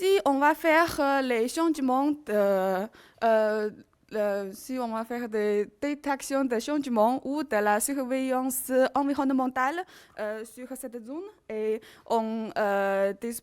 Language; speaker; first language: French; non-native, learner; Chinese